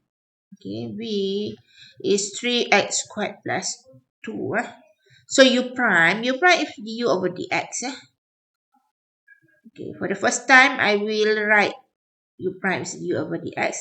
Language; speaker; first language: English; non-native, local second language; Malay